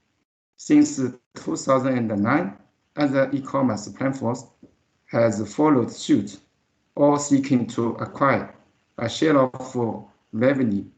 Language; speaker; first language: English; non-native, learner; Chinese